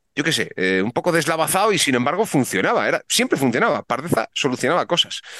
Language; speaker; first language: Spanish; native; Spanish